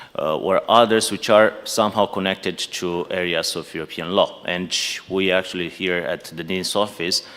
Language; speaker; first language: English; non-native, fluent; Romanian